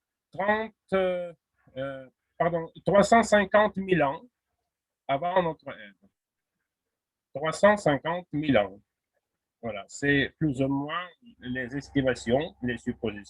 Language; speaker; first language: French; non-native, fluent; Russian